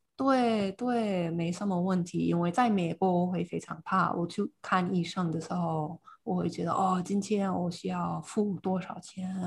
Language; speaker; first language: Chinese; non-native, fluent; English